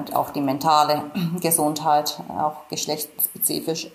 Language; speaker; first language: German; non-native, fluent; Finnish